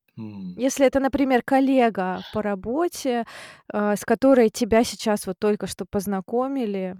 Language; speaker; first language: Russian; native; Russian